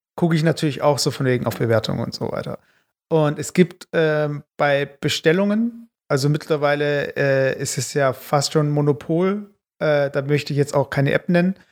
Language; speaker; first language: German; early bilingual, other home language; Turkish